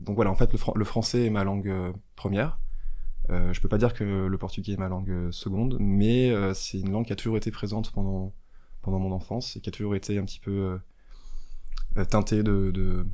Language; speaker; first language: French; native; French